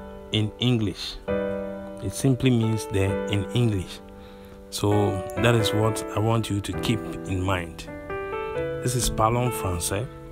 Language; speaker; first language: English; non-native, local second language; Akan